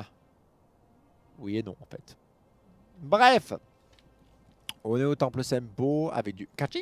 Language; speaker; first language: French; native; French